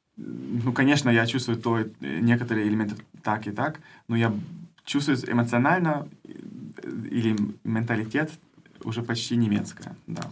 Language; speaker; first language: Russian; early bilingual, heritage; Russian